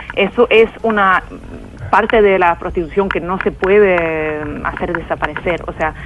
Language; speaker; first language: Spanish; non-native, fluent; Swedish